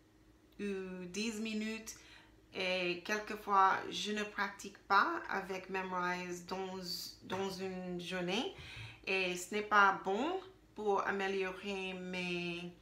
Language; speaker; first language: French; non-native, learner; English